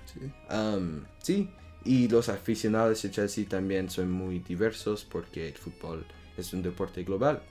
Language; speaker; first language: Spanish; non-native, learner; French